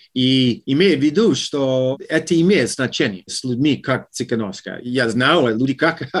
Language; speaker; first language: Russian; non-native, learner; English